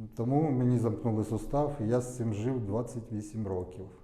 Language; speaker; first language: Ukrainian; non-native, local second language; Russian